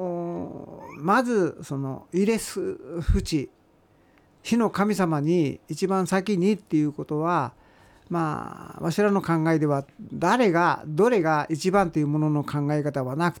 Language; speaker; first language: Japanese; native; Japanese